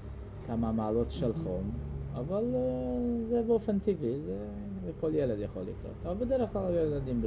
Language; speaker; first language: Hebrew; non-native, fluent; Hungarian